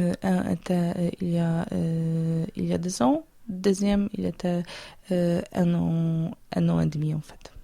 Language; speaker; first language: French; non-native, learner; Polish